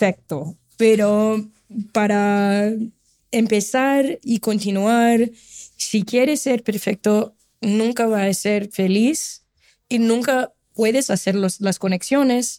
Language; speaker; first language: Spanish; non-native, fluent; Portuguese